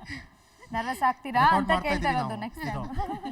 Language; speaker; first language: Kannada; native; Kannada